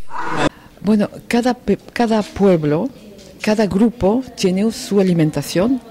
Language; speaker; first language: Spanish; non-native, fluent; French